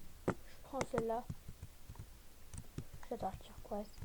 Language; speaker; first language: French; native; French